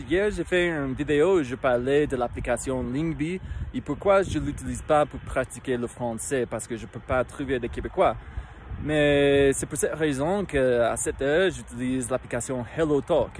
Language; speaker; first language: French; non-native, fluent; English